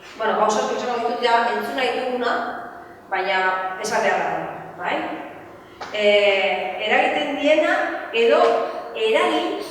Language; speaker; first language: Basque; native; Basque